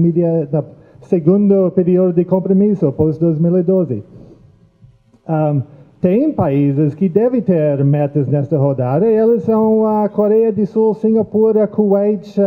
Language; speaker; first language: Portuguese; non-native, fluent; English